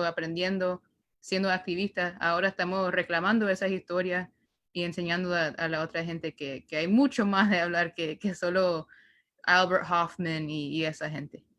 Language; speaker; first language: Spanish; early bilingual, heritage; Spanish